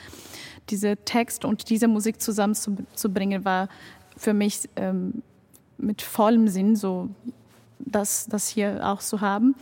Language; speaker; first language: German; non-native, fluent; Portuguese